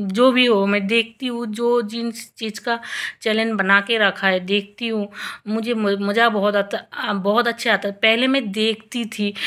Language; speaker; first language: Hindi; non-native, local second language; Bangla